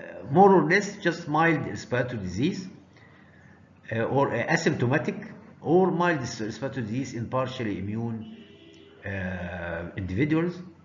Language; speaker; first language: English; non-native, fluent; Arabic